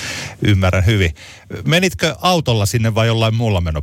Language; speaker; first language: Finnish; native; Finnish